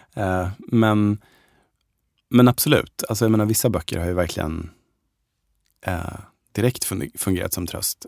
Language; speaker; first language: Swedish; native; Swedish